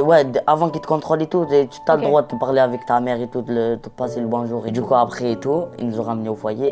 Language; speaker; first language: French; non-native, local second language; Arabic